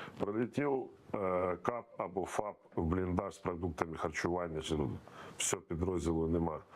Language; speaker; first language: Ukrainian; non-native, local second language; Russian